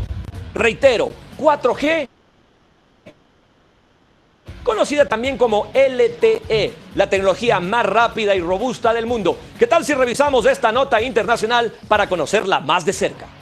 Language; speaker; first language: Spanish; native; Spanish